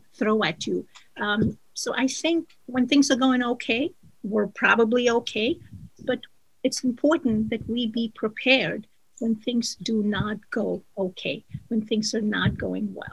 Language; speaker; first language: English; non-native, local second language; Kashmiri